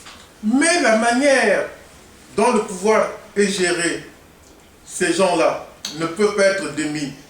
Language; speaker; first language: French; non-native, local second language; Lingala